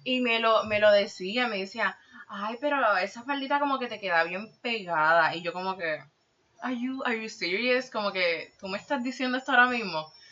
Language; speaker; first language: Spanish; early bilingual, heritage; Spanish